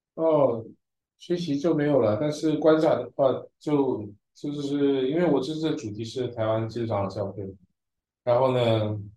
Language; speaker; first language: Chinese; early bilingual, heritage; Chinese